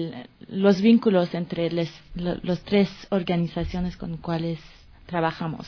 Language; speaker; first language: Spanish; non-native, fluent; French